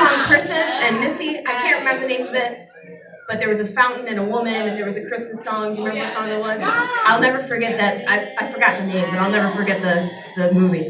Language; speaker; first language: English; native; English